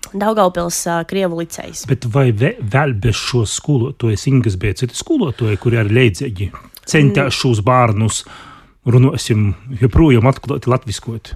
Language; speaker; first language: Latvian; non-native, local second language; Russian